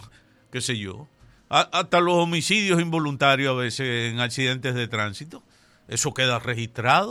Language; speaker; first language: Spanish; native; Spanish